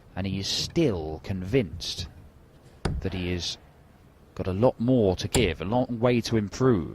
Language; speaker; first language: English; native; English